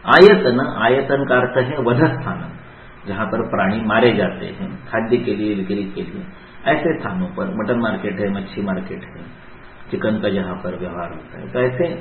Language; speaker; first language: Hindi; non-native, local second language; Marathi